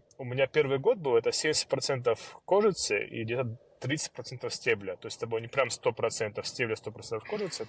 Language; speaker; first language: Russian; early bilingual, other home language; Georgian